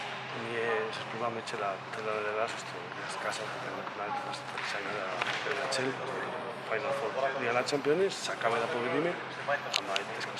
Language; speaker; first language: Macedonian; non-native, learner; Spanish